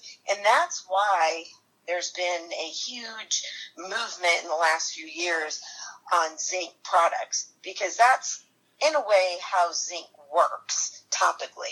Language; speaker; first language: English; native; English